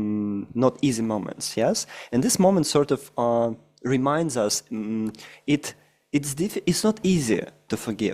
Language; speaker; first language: English; non-native, fluent; Russian